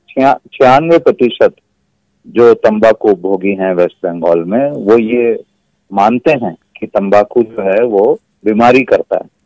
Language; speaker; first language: Hindi; native; Hindi